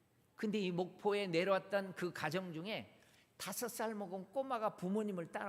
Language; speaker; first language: Korean; native; Korean